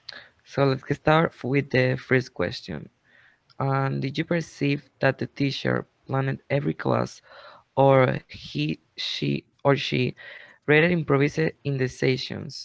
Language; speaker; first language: English; non-native, learner; Spanish